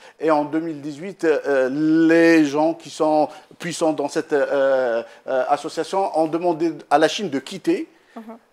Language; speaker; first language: French; non-native, local second language; Arabic